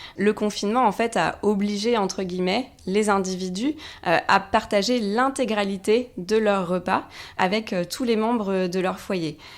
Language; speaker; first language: French; native; French